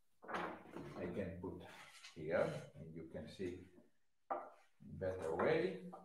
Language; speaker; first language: English; non-native, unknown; Italian